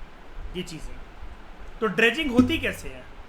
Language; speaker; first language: Hindi; native; Hindi